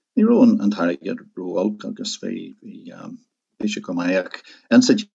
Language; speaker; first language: Irish; non-native, local second language; English